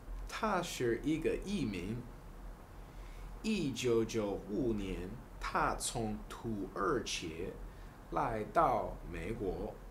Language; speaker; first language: Chinese; non-native, learner; English